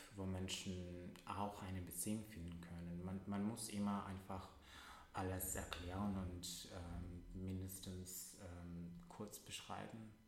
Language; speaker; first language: German; non-native, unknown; Russian